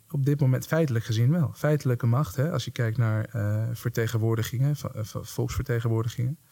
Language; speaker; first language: Dutch; native; Dutch